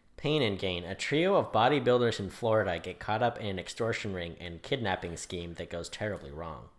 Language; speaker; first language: English; native; English